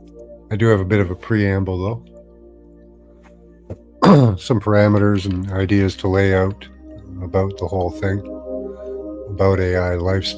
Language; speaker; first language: English; native; English